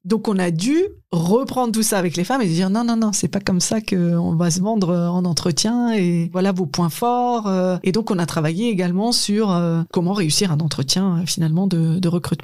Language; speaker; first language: French; native; French